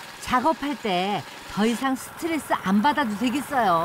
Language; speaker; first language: Korean; native; Korean